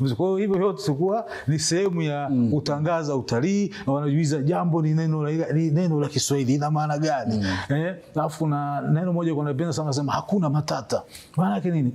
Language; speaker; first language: Swahili; native; Swahili